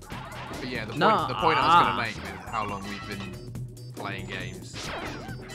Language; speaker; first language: English; native; English